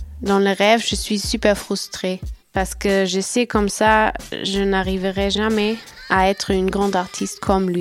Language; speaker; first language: French; non-native, fluent; German